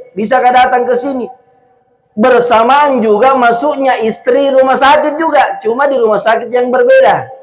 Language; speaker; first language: Indonesian; non-native, local second language; Buginese